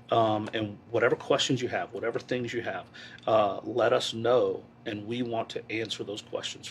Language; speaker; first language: English; native; English